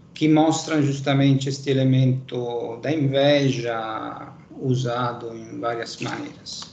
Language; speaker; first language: Portuguese; non-native, fluent; Italian